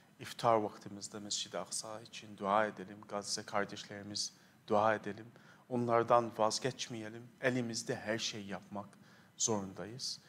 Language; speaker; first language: Turkish; non-native, fluent; Arabic